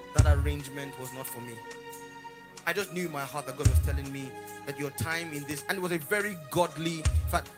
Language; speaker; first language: English; non-native, local second language; Yoruba